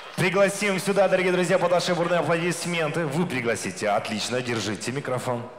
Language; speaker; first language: Russian; non-native, local second language; Kyrgyz